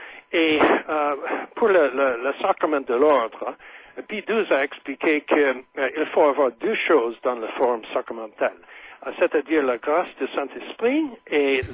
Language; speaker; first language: French; non-native, fluent; English